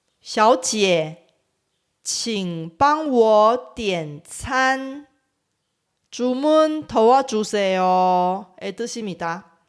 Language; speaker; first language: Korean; non-native, fluent; Chinese